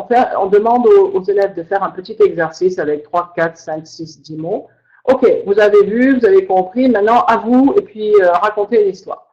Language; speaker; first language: French; native; French